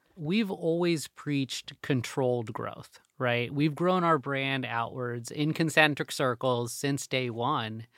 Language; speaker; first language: English; early bilingual, other home language; Hindi